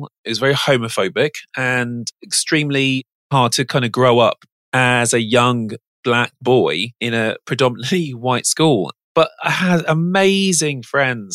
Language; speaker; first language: English; native; English